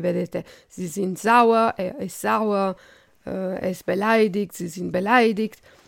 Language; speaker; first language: German; non-native, fluent; Italian